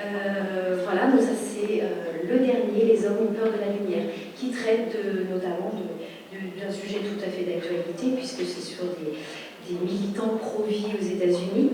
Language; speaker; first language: French; native; French